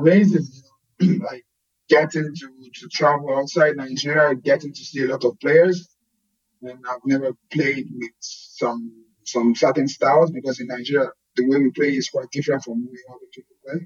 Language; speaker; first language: English; non-native, local second language; Yoruba